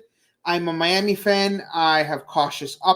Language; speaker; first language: English; native; English